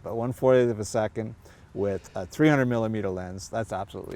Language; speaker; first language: English; native; English